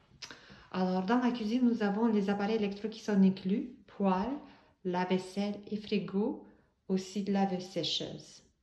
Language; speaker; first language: French; non-native, fluent; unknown